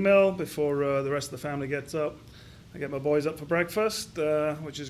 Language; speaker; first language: English; native; English